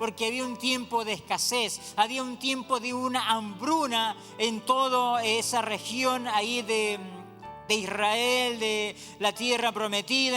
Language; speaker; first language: Spanish; native; Spanish